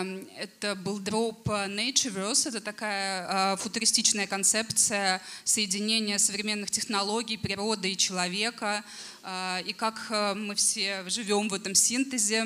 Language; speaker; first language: Russian; native; Russian